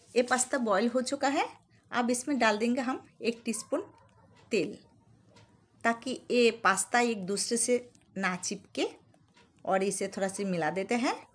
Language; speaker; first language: Hindi; non-native, local second language; Bangla